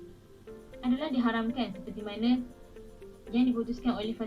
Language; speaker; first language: Malay; native; Malay